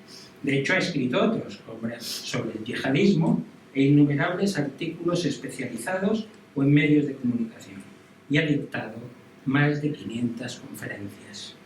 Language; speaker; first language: Spanish; native; Spanish